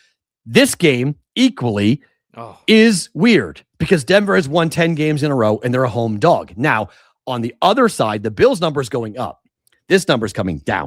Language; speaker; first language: English; native; English